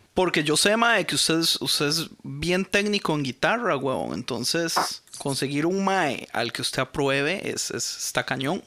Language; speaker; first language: Spanish; native; Spanish